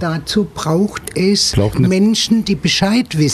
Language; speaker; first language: German; native; German